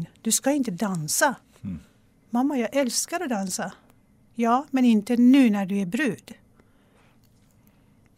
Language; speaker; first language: Swedish; non-native, fluent; Persian